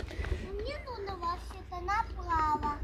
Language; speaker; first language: Russian; early bilingual, heritage; Russian